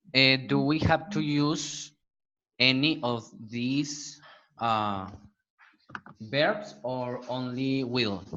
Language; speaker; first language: English; non-native, learner; Spanish